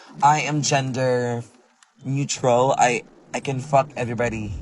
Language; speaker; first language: English; non-native, local second language; Cebuano